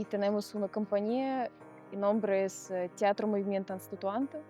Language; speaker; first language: Spanish; non-native, learner; Russian